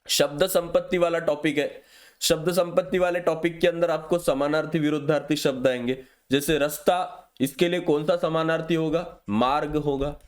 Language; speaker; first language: Hindi; non-native, local second language; Marathi